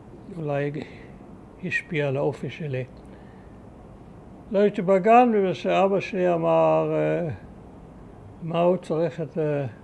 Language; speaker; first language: Hebrew; early bilingual, other home language; German